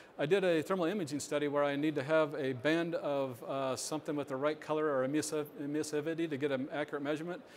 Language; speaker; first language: English; native; English